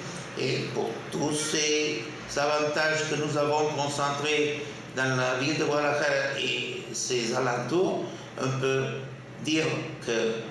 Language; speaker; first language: French; non-native, fluent; Spanish